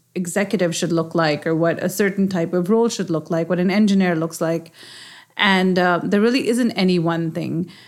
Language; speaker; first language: English; non-native, local second language; Urdu